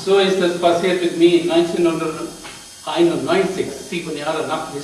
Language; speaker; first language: German; non-native, learner; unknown